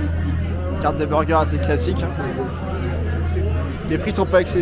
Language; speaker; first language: French; native; French